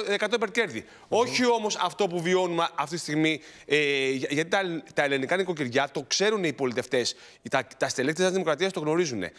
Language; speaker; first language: Greek; native; Greek